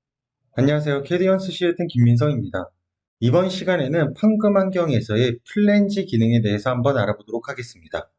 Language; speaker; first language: Korean; native; Korean